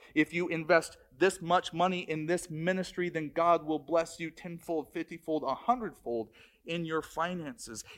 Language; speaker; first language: English; native; English